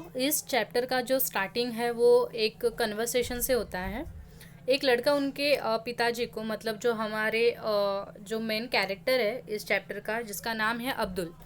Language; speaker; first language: Hindi; non-native, local second language; Marathi